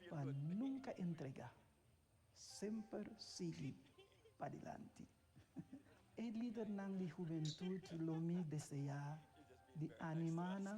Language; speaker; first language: Spanish; non-native, learner; Papiamento